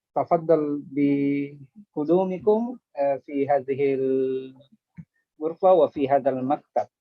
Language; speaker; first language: Arabic; non-native, fluent; Indonesian